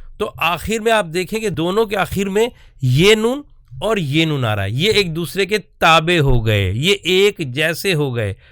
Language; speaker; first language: Urdu; native; Urdu